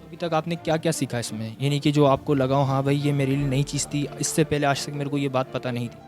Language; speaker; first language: Hindi; native; Hindi